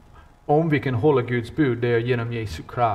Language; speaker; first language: Swedish; non-native, fluent; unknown